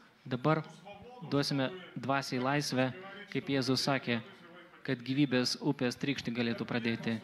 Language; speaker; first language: Lithuanian; native; Lithuanian